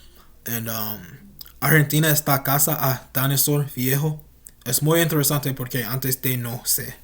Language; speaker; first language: Spanish; non-native, learner; English